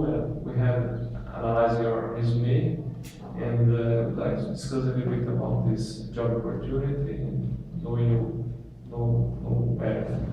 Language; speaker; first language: English; non-native, learner; Portuguese